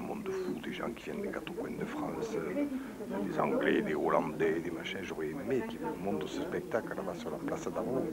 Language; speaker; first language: French; native; French